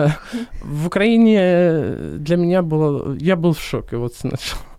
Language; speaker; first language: Russian; non-native, fluent; Arabic